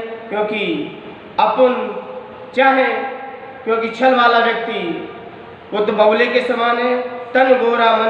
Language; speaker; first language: Hindi; native; Hindi